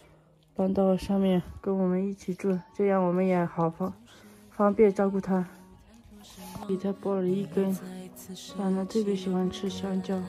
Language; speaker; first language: Chinese; non-native, local second language; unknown